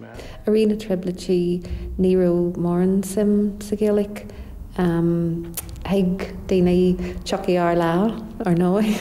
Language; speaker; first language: Irish; non-native, learner; English